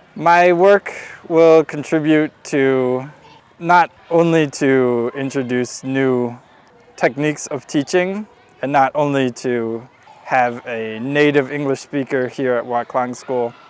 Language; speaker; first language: English; native; English